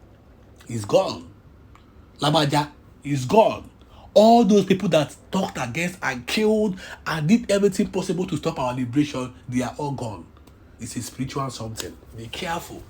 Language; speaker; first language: English; non-native, local second language; Igbo